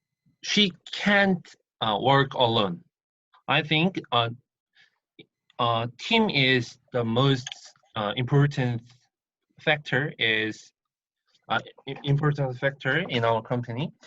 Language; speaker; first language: English; non-native, learner; Korean